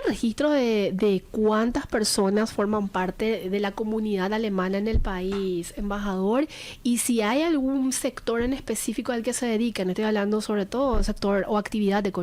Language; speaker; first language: Spanish; native; Spanish